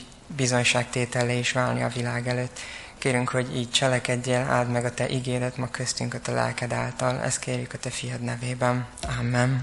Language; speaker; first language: Hungarian; native; Hungarian